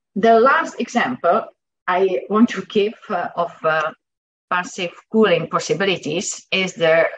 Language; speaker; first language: English; non-native, fluent; Dutch